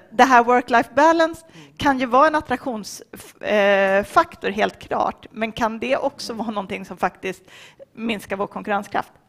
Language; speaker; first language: Swedish; native; Swedish